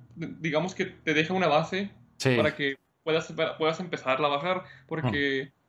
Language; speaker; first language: Spanish; native; Spanish